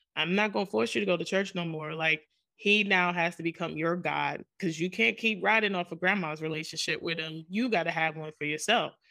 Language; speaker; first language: English; native; English